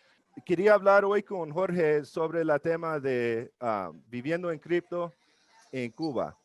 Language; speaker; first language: Spanish; non-native, learner; English